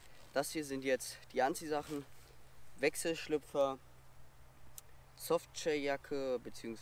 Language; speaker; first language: German; native; German